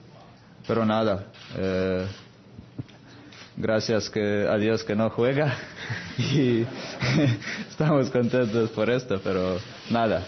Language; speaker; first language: Spanish; non-native, fluent; Croatian